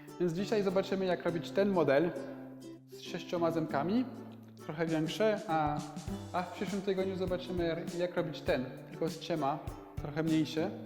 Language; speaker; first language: Polish; non-native, learner; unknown